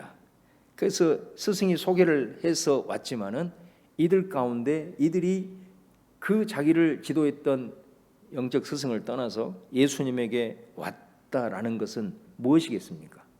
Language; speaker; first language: Korean; native; Korean